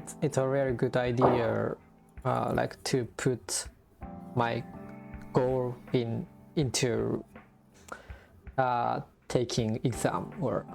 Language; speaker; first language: English; non-native, learner; Japanese